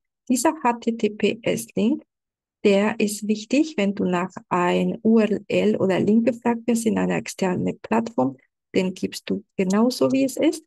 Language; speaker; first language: German; non-native, fluent; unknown